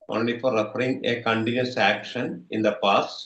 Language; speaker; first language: English; non-native, local second language; Malayalam